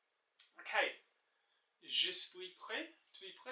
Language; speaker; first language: French; non-native, fluent; English